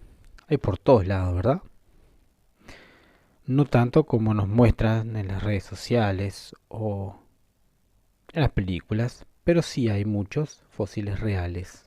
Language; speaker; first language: Spanish; native; Spanish